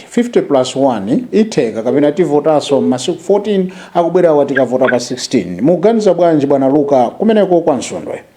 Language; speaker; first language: Nyanja; native; Nyanja